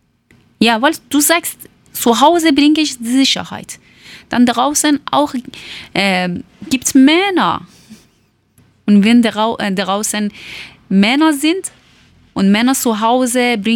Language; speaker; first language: German; non-native, learner; Persian